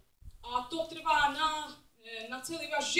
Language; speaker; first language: Czech; non-native, learner; English